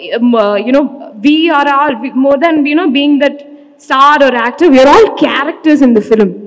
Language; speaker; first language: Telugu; non-native, learner; Malayalam